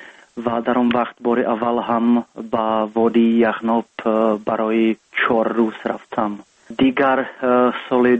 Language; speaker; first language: Persian; non-native, learner; Czech